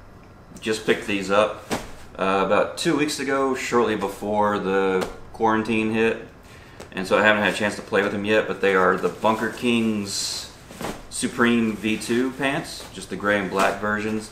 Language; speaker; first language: English; native; English